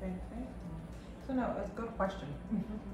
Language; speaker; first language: Spanish; non-native, local second language; English